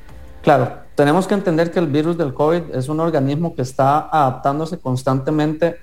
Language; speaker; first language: Spanish; native; Spanish